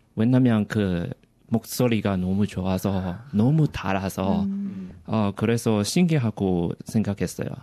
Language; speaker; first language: Korean; non-native, learner; Chinese